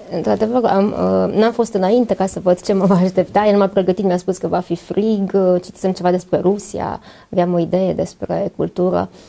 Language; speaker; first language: Romanian; native; Romanian